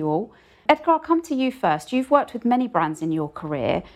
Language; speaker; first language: English; native; English